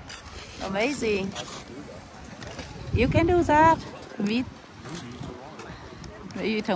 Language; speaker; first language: English; non-native, learner; Vietnamese